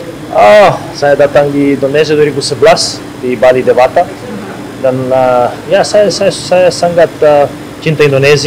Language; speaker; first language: Indonesian; non-native, fluent; Serbian